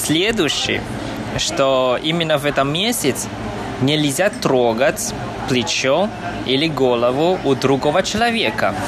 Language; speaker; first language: Russian; non-native, fluent; Chinese